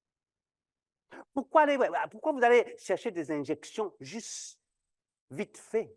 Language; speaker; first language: French; non-native, local second language; Kinyarwanda